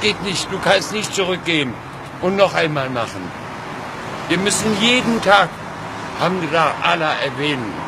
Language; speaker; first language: German; non-native, learner; Pashto